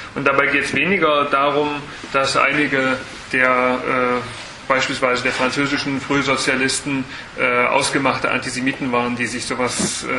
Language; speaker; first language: German; native; German